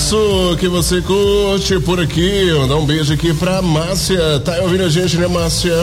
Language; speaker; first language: Portuguese; native; Portuguese